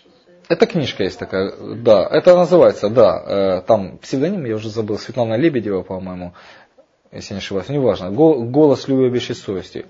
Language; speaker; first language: Russian; native; Russian